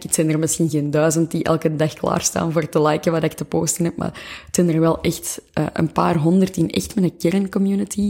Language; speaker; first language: Dutch; native; Dutch